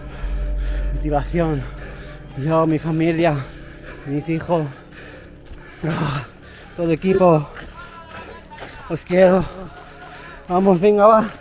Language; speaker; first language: Spanish; non-native, local second language; Catalan